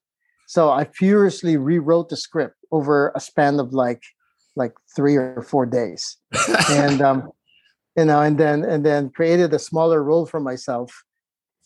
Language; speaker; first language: English; non-native, local second language; Filipino